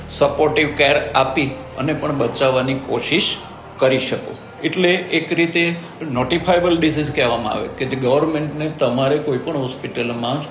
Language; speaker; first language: Gujarati; native; Gujarati